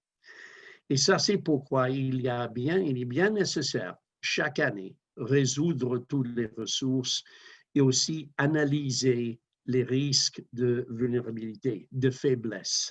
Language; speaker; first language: French; non-native, fluent; English